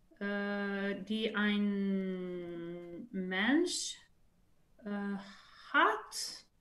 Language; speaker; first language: German; non-native, learner; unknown